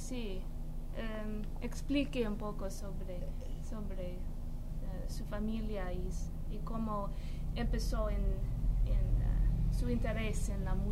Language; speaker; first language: Spanish; non-native, learner; English